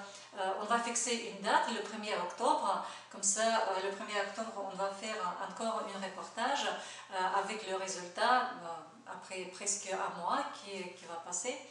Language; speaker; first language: French; non-native, learner; Russian